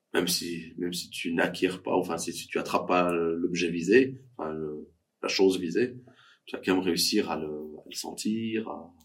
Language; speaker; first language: French; native; French